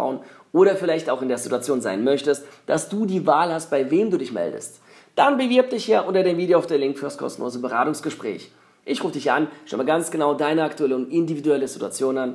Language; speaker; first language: German; native; German